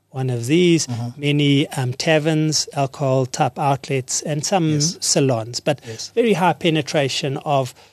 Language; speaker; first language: English; native; English